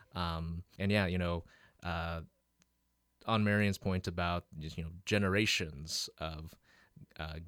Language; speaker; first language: English; early bilingual, other home language; Filipino